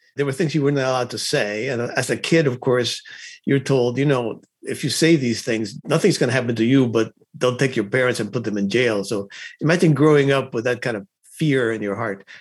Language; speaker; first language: English; early bilingual, other home language; Spanish